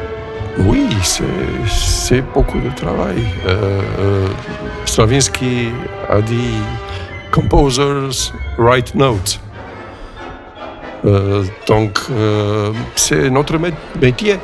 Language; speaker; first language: French; non-native, fluent; Romanian